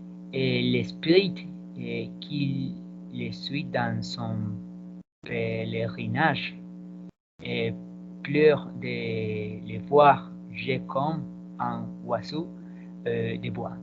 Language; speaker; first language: French; non-native, learner; Spanish